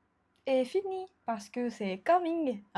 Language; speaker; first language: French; non-native, learner; Japanese